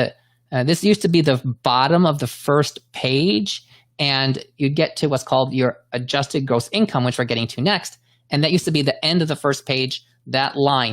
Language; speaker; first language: English; native; English